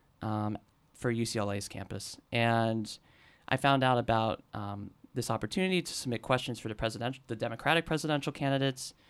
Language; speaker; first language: English; native; English